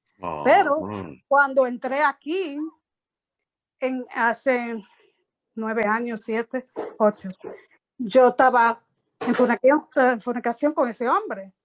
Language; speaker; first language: Spanish; early bilingual, heritage; Spanish